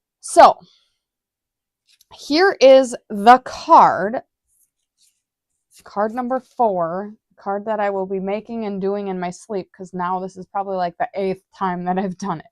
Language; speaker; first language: English; native; English